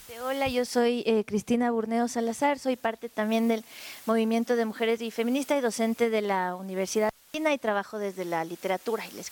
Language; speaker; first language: Spanish; native; Spanish